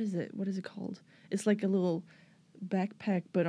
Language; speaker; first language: English; non-native, fluent; Swedish